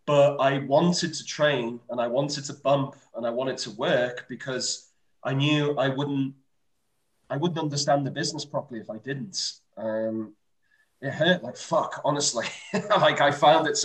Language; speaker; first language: English; native; English